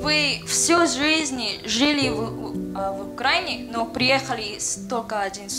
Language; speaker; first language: Russian; non-native, learner; Korean